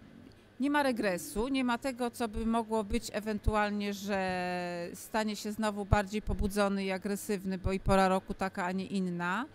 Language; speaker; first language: Polish; native; Polish